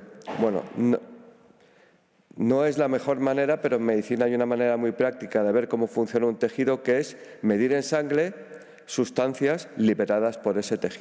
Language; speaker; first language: Spanish; native; Spanish